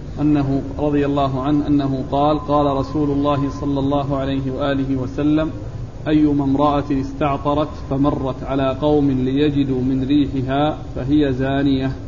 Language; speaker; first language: Arabic; native; Arabic